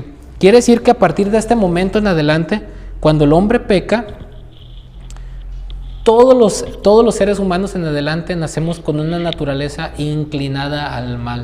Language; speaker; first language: Spanish; native; Spanish